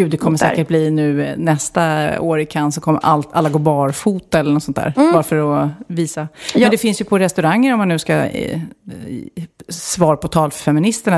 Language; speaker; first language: Swedish; native; Swedish